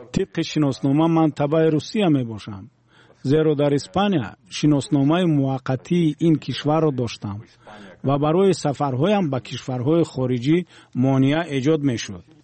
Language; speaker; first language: Tajik; non-native, local second language; Russian